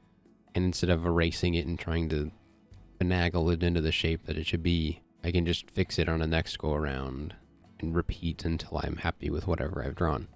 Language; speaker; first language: English; native; English